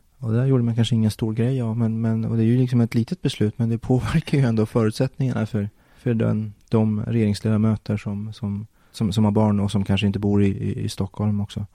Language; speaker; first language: Swedish; early bilingual, other home language; Persian